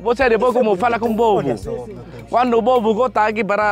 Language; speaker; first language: Portuguese; non-native, learner; Vietnamese